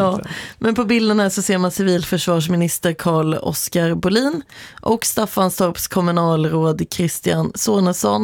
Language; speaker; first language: Swedish; native; Swedish